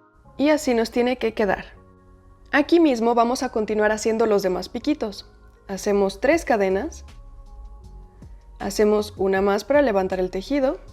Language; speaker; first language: Spanish; native; Spanish